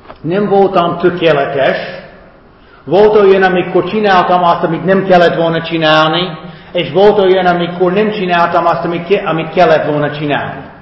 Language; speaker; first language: Hungarian; non-native, fluent; English